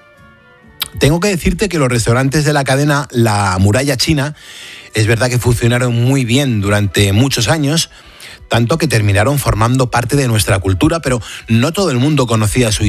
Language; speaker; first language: Spanish; native; Spanish